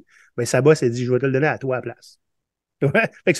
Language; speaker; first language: French; native; French